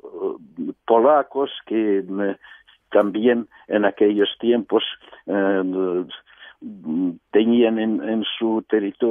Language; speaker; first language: Spanish; non-native, fluent; Russian